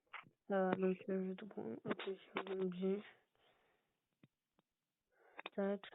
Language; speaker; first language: French; native; French